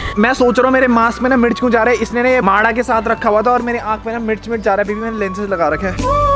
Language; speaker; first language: Hindi; native; Hindi